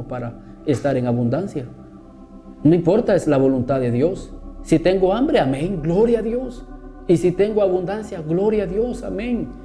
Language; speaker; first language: Spanish; native; Spanish